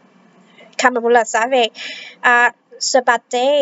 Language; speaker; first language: French; non-native, fluent; Vietnamese